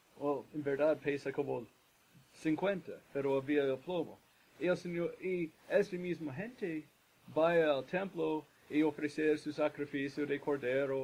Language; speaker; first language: Spanish; non-native, fluent; English